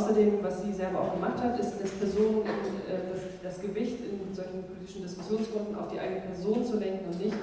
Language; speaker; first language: German; native; German